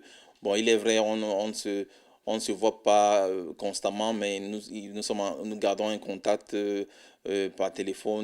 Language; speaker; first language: French; non-native, fluent; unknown